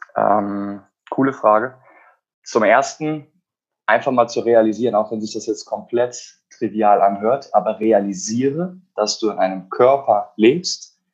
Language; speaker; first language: German; native; German